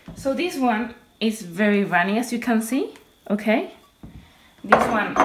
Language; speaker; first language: English; non-native, fluent; Spanish